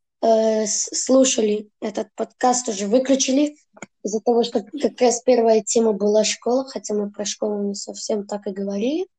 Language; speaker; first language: Russian; early bilingual, heritage; Russian